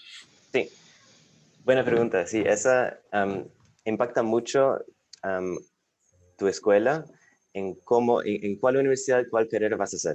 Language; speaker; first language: Spanish; non-native, fluent; English